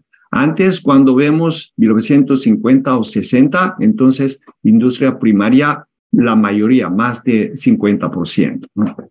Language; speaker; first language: Spanish; non-native, fluent; Korean